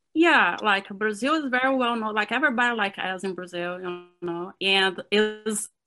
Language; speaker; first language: English; non-native, fluent; Portuguese